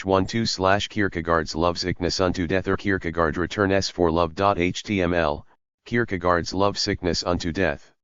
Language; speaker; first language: English; native; English